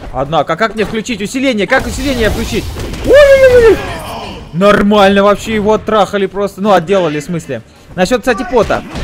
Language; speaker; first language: Russian; native; Russian